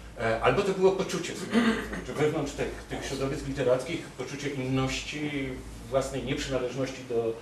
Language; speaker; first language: Polish; native; Polish